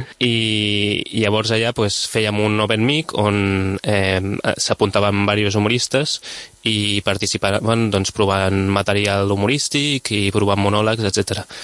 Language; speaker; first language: Catalan; non-native, local second language; Spanish